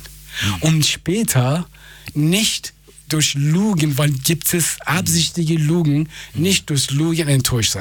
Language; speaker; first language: German; non-native, fluent; Persian